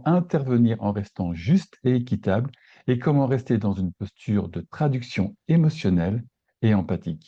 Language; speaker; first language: French; native; French